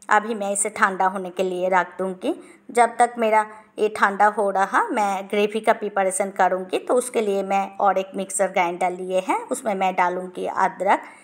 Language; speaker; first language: Hindi; non-native, local second language; Bangla